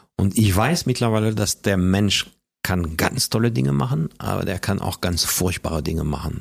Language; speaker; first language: German; non-native, fluent; French